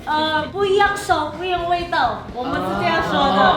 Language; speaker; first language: Chinese; non-native, fluent; Indonesian